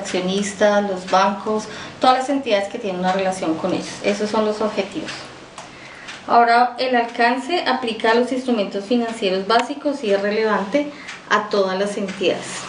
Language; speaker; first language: Spanish; native; Spanish